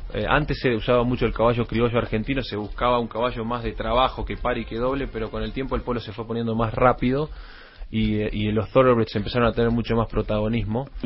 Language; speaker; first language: Spanish; native; Spanish